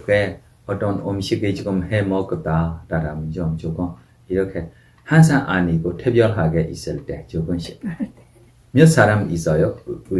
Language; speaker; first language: Korean; non-native, fluent; Burmese